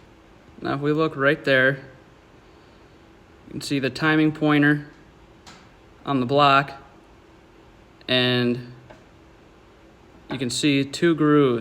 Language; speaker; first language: English; native; English